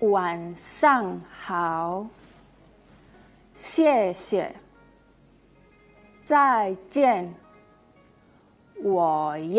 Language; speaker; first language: Chinese; non-native, fluent; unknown